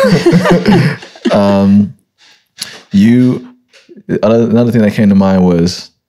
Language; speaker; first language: English; native; English